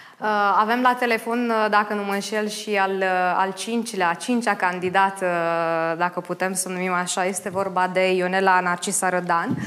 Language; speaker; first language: Romanian; native; Romanian